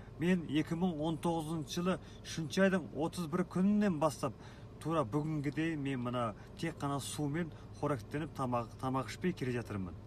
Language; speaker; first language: Kazakh; native; Kazakh